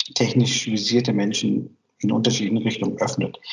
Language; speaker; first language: German; early bilingual, other home language; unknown